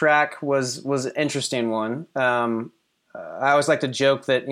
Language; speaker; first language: English; native; English